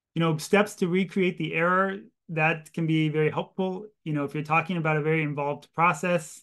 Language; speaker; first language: English; native; English